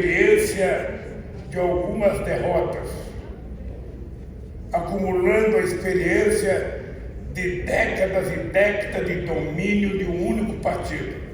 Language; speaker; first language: Portuguese; native; Portuguese